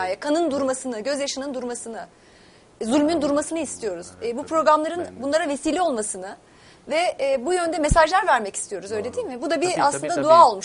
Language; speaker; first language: Turkish; native; Turkish